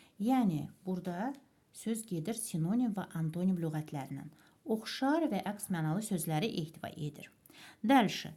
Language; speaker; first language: Azerbaijani; native; Azerbaijani